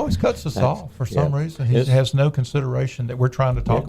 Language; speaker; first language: English; native; English